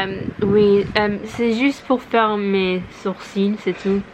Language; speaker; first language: French; non-native, fluent; English